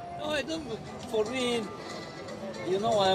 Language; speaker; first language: English; non-native, learner; Romanian